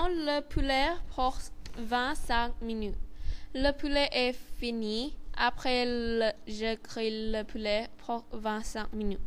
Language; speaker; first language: French; non-native, learner; Thai